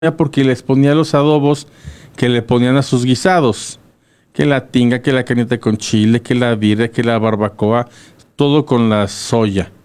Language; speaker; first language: Spanish; native; Spanish